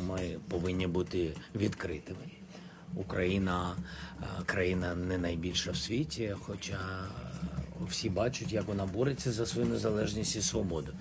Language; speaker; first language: Ukrainian; non-native, local second language; Russian